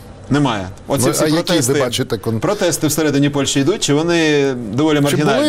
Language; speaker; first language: Ukrainian; native; Ukrainian